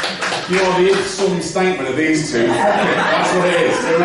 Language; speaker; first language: English; native; English